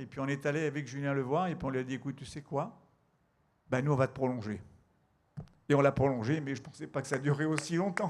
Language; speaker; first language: French; native; French